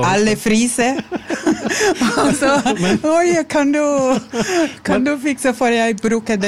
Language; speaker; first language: Norwegian; non-native, learner; Portuguese